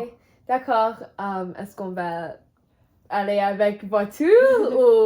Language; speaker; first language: French; non-native, learner; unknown